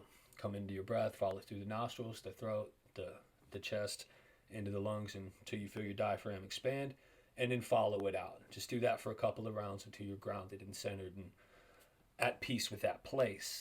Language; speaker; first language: English; native; English